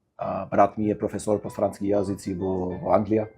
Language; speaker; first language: Macedonian; non-native, fluent; Albanian